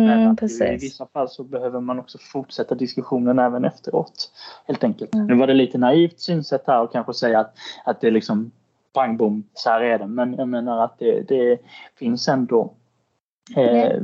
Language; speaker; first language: Swedish; native; Swedish